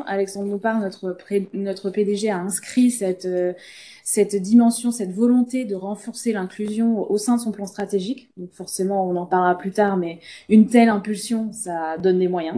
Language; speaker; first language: French; native; French